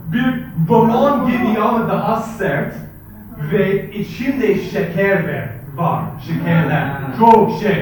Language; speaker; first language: Turkish; non-native, fluent; English